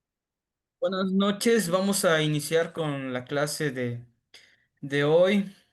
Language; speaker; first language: Spanish; native; Spanish